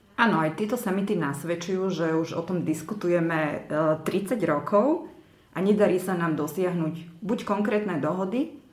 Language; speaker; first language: Slovak; native; Slovak